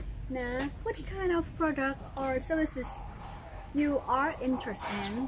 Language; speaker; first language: English; non-native, learner; Thai